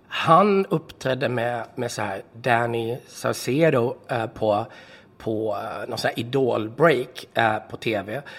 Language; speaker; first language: Swedish; native; Swedish